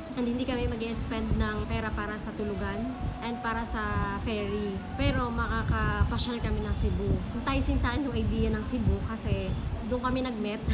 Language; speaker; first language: Filipino; native; Filipino